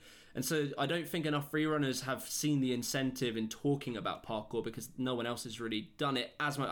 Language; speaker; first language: English; native; English